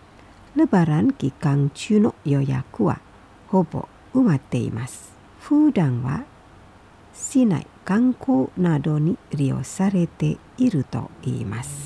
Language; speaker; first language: Japanese; non-native, fluent; Indonesian